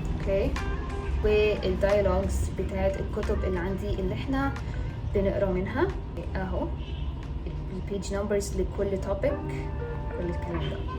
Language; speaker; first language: Egyptian Arabic; native; Egyptian Arabic